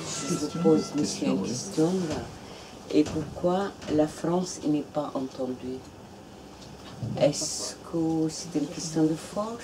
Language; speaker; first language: French; non-native, fluent; Arabic